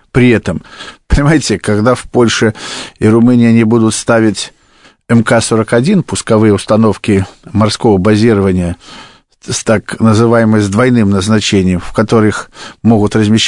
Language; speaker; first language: Russian; native; Russian